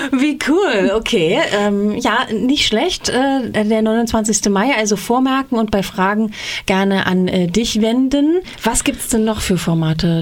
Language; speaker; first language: German; native; German